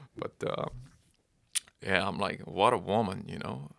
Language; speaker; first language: English; non-native, fluent; Korean